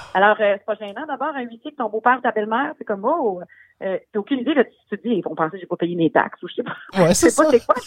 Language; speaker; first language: French; native; French